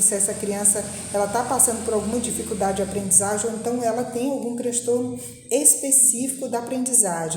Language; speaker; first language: Portuguese; native; Portuguese